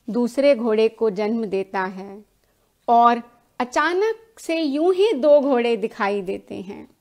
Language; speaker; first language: Hindi; native; Hindi